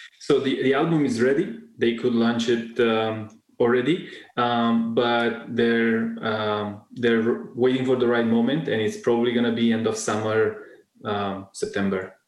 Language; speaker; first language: English; non-native, fluent; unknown